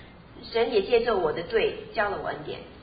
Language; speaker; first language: Chinese; native; Chinese